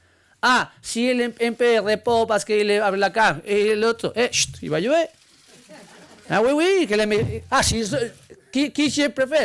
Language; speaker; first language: French; non-native, learner; Spanish